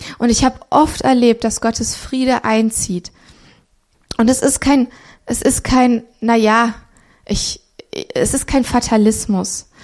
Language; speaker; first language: German; early bilingual, other home language; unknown